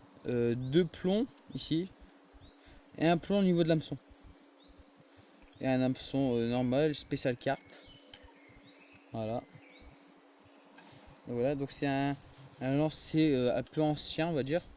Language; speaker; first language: French; native; French